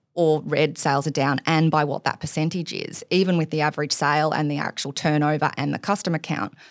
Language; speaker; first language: English; native; English